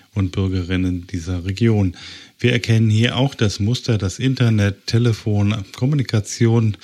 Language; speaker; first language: German; native; German